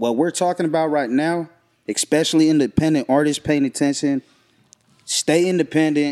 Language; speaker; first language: English; native; English